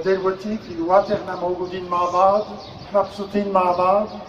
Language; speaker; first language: Arabic; non-native, fluent; French